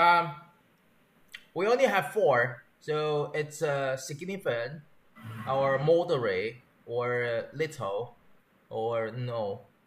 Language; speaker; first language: English; non-native, learner; Chinese